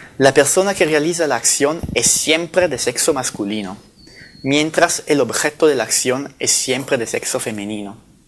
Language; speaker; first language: Spanish; non-native, fluent; Italian